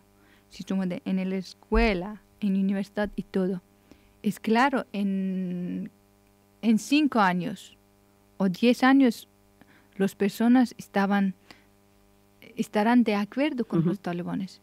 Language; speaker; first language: Spanish; non-native, learner; Persian